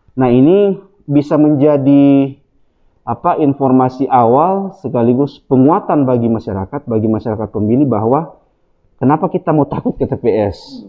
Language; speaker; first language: Indonesian; native; Indonesian